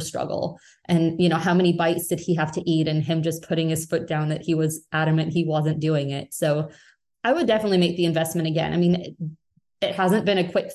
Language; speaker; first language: English; native; English